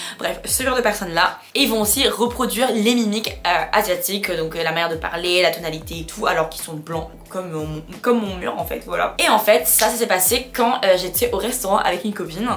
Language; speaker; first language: French; non-native, fluent; Khmer